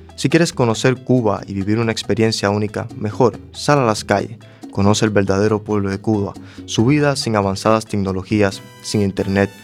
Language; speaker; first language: Spanish; native; Spanish